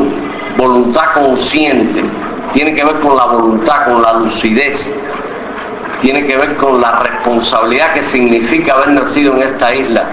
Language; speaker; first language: Spanish; native; Spanish